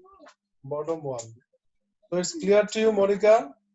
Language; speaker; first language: English; non-native, local second language; Bangla